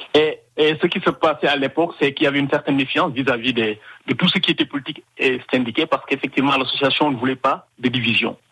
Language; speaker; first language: French; non-native, local second language; Wolof